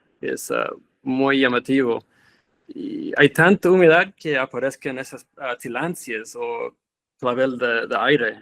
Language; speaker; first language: Spanish; non-native, fluent; English